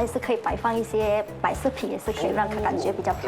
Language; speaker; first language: Chinese; native; Chinese